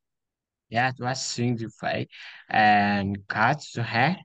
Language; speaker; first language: English; non-native, learner; Vietnamese